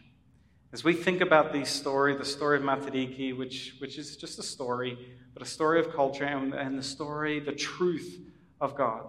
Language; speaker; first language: English; native; English